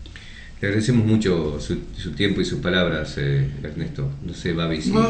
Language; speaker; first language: Spanish; native; Spanish